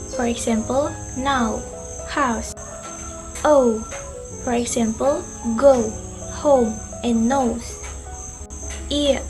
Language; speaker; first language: English; non-native, learner; Indonesian